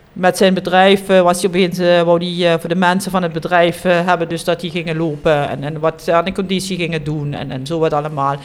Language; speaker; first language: Dutch; native; Dutch